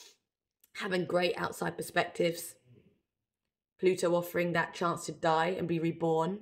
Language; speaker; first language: English; native; English